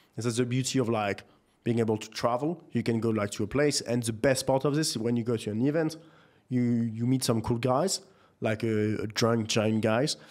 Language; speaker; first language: English; non-native, fluent; French